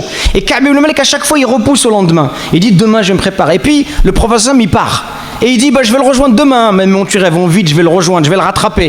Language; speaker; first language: French; native; French